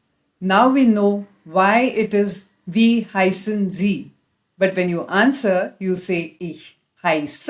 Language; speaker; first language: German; non-native, fluent; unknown